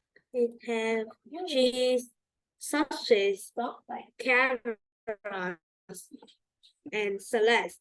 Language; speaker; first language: English; non-native, learner; Vietnamese